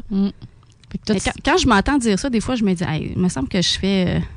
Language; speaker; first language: French; native; French